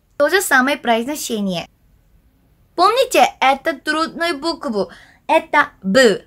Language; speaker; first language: Russian; non-native, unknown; Korean